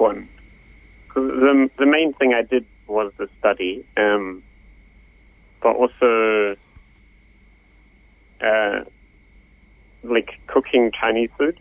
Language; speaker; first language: English; native; English